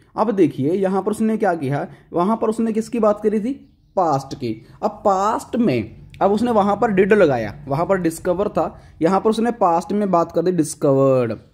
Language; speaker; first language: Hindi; non-native, local second language; Punjabi